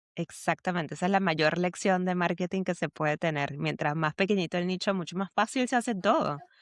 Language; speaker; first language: Spanish; native; Spanish